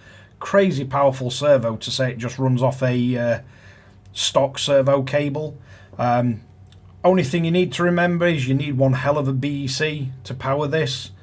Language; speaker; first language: English; native; English